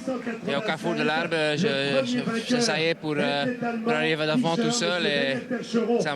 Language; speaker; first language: French; non-native, local second language; Dutch